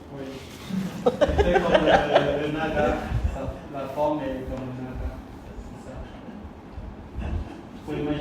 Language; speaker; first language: French; non-native, learner; Khmer